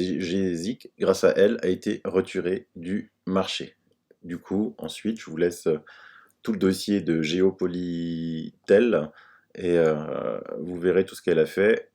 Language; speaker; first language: French; native; French